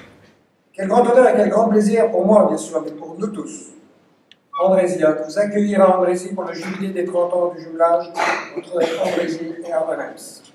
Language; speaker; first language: French; native; French